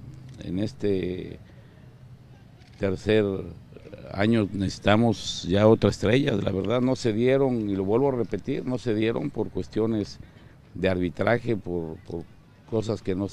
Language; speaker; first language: Spanish; native; Spanish